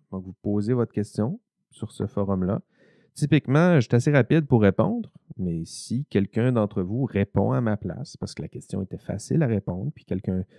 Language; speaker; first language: French; native; French